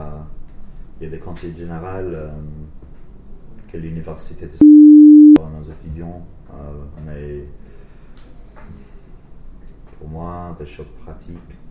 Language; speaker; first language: French; non-native, learner; English